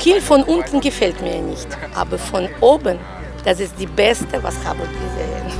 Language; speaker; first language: German; non-native, learner; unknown